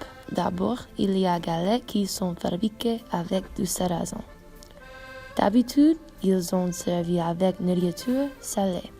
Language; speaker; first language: French; non-native, learner; English